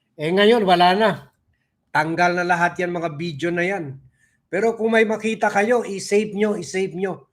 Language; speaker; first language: Filipino; non-native, local second language; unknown